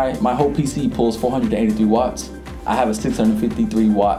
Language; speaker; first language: English; early bilingual, other home language; Jamaican Creole English